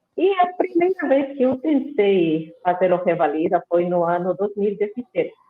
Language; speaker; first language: Portuguese; non-native, fluent; Spanish